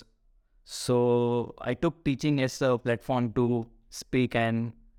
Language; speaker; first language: English; non-native, local second language; Gujarati